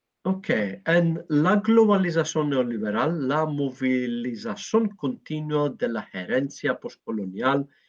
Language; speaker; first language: Spanish; non-native, learner; Greek